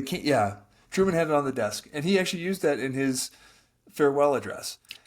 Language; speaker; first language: English; native; English